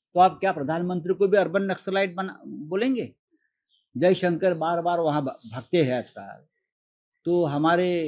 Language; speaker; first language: Hindi; non-native, local second language; Marathi